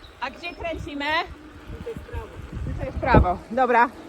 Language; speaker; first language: Polish; non-native, learner; English